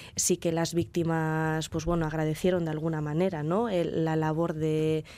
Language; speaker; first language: Spanish; non-native, local second language; Basque